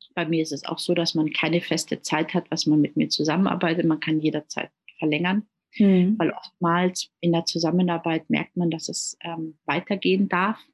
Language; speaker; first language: German; native; German